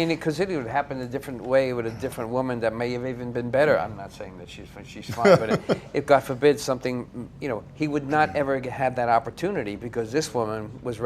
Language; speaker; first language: English; native; English